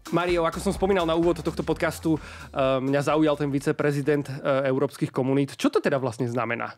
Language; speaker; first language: Slovak; native; Slovak